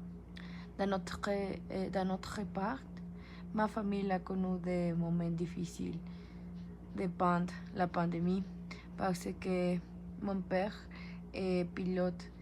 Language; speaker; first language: French; non-native, learner; Spanish